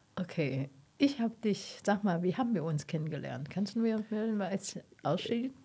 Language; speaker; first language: German; non-native, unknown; Chinese